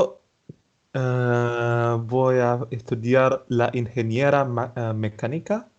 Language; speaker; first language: Spanish; non-native, fluent; Indonesian